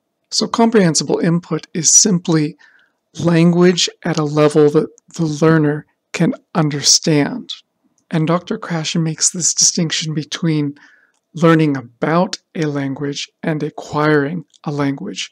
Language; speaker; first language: English; native; English